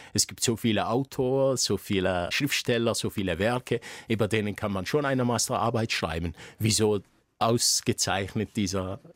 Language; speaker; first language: German; non-native, fluent; Arabic